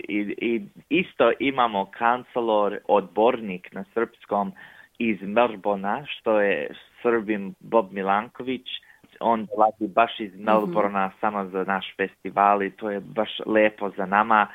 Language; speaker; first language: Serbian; early bilingual, heritage; English